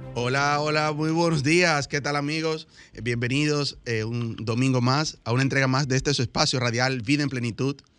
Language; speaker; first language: Spanish; native; Spanish